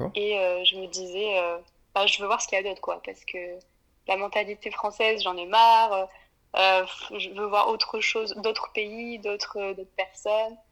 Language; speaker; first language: French; native; French